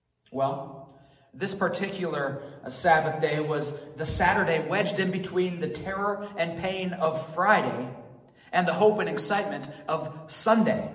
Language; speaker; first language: English; native; English